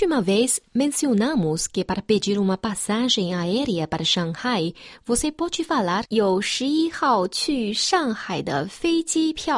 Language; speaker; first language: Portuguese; non-native, fluent; Chinese